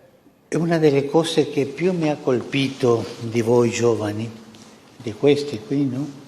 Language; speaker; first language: Italian; non-native, fluent; Spanish